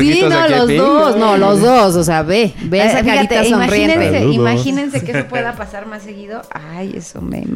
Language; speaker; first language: Spanish; native; Spanish